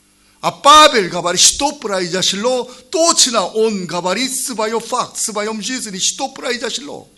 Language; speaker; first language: Russian; non-native, learner; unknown